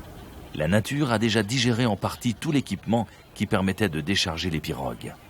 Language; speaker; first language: French; native; French